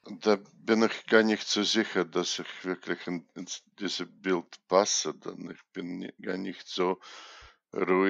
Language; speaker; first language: German; non-native, fluent; Russian